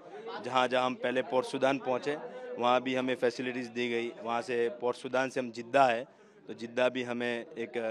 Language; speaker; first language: Hindi; native; Hindi